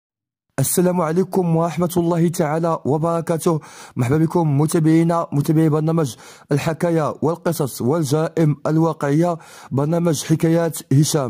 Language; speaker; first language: Arabic; native; Arabic